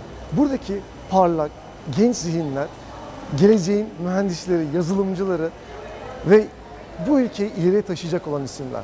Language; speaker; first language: Turkish; native; Turkish